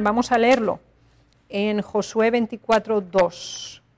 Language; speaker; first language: Spanish; native; Spanish